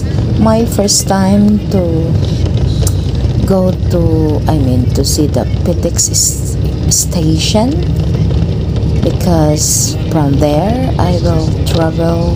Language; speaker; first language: English; non-native, local second language; Filipino